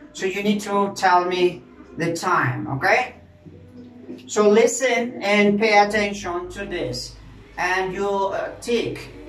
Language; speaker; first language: English; non-native, fluent; Spanish